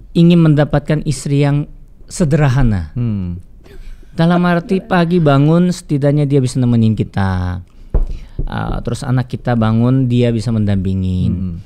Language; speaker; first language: Indonesian; non-native, fluent; Korean